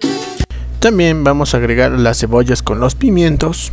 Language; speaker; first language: Spanish; native; Spanish